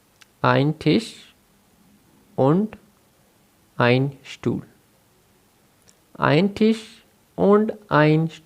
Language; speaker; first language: German; non-native, fluent; Urdu